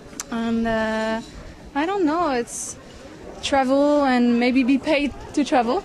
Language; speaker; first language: English; non-native, fluent; French